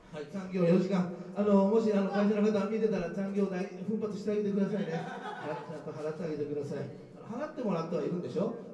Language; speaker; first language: Japanese; non-native, fluent; Russian